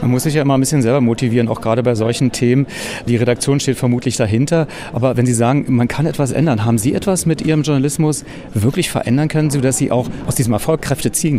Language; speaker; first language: German; native; German